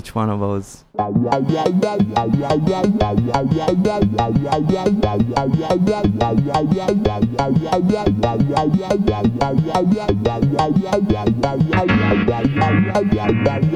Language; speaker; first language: English; non-native, fluent; Italian